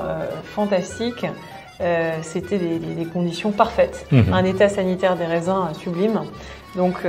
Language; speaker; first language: French; native; French